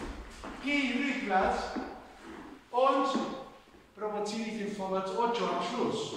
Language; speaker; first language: German; non-native, fluent; Spanish